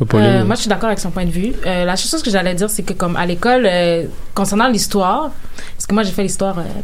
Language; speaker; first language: French; native; French